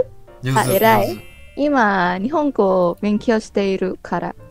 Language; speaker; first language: Japanese; non-native, learner; Thai